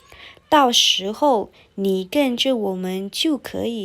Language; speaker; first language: Chinese; non-native, fluent; Indonesian